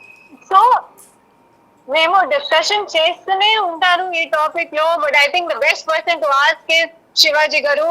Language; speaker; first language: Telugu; non-native, local second language; Hindi